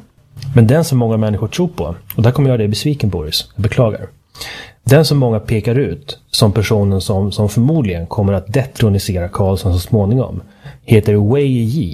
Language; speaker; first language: Swedish; native; Swedish